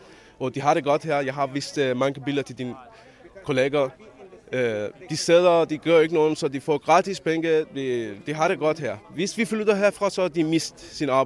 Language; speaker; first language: Danish; non-native, learner; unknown